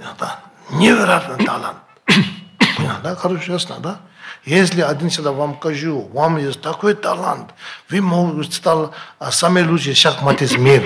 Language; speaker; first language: Russian; non-native, learner; Tibetan